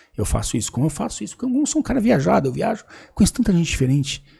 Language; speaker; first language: Portuguese; native; Portuguese